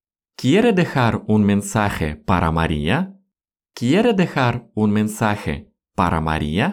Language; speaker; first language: Spanish; non-native, fluent; Russian